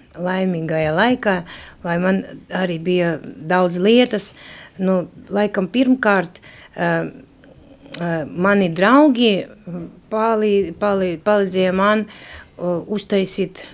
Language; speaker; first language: Latvian; non-native, local second language; Russian